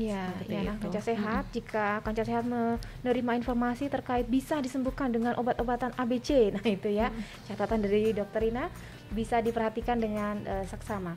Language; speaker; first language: Indonesian; native; Indonesian